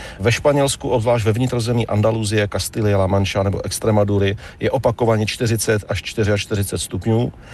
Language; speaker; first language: Czech; native; Czech